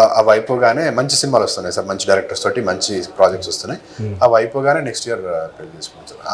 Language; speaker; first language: Telugu; native; Telugu